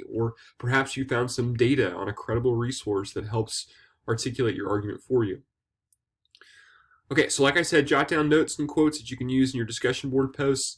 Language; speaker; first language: English; native; English